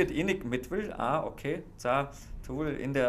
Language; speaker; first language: Mongolian; non-native, fluent; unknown